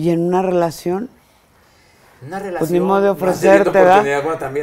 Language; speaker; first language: Spanish; native; Spanish